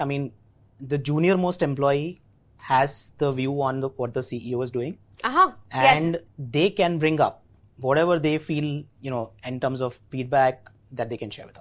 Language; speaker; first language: English; non-native, local second language; Gujarati